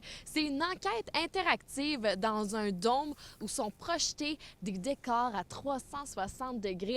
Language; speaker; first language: French; native; French